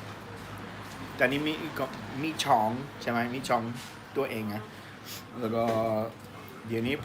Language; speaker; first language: Thai; non-native, learner; English